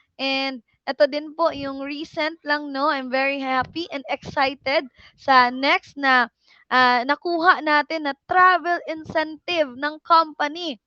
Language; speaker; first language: Filipino; non-native, local second language; Cebuano